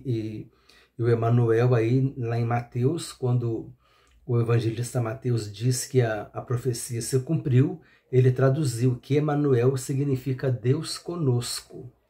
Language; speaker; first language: Portuguese; native; Portuguese